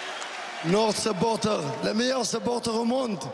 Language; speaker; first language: French; non-native, learner; Arabic